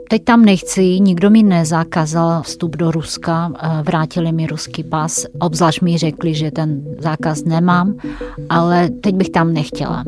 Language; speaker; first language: Czech; non-native, fluent; Russian